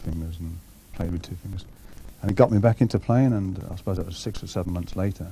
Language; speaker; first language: English; native; English